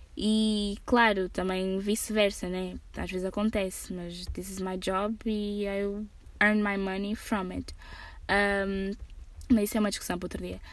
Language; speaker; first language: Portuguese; early bilingual, heritage; Portuguese